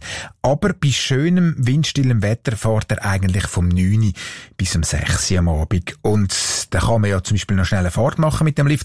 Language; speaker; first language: German; native; German